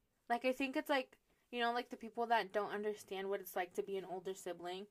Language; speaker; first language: English; early bilingual, other home language; Spanish